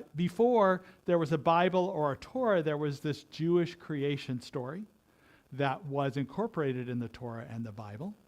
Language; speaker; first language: English; native; English